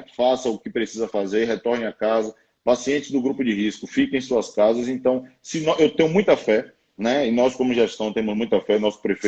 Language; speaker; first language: Portuguese; native; Portuguese